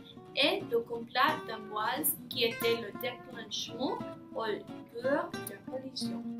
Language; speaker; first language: French; non-native, learner; English